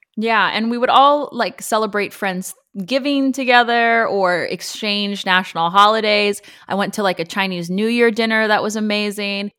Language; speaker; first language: English; native; English